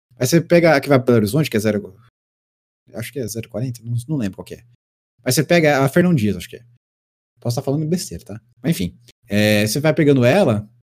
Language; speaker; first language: Portuguese; native; Portuguese